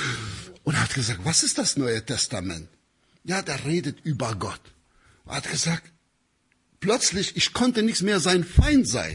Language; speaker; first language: German; non-native, fluent; Albanian